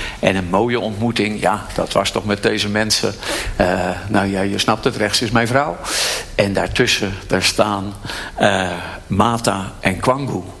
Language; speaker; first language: Dutch; native; Dutch